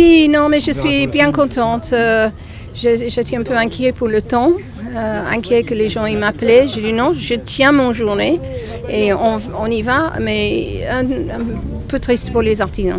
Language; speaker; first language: French; non-native, fluent; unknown